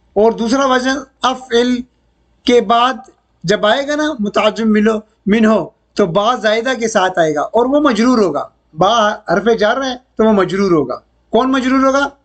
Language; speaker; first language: Urdu; native; Urdu